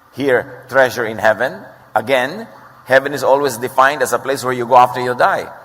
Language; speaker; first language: English; non-native, local second language; Filipino